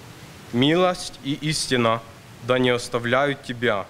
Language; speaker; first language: Russian; non-native, local second language; Ukrainian